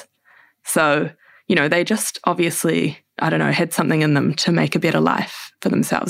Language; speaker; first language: English; native; English